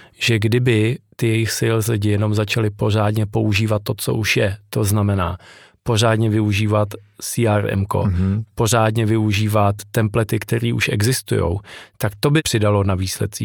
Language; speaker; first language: Czech; native; Czech